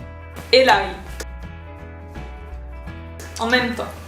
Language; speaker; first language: French; native; French